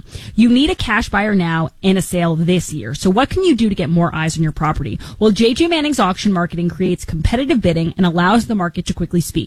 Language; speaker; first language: English; native; English